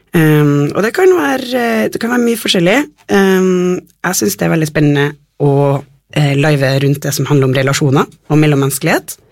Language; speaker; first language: Norwegian; native; Norwegian